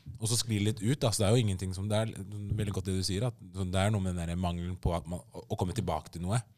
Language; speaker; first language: Norwegian; early bilingual, other home language; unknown